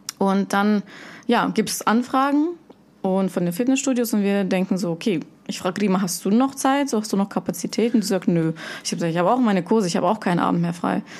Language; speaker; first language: German; early bilingual, other home language; Russian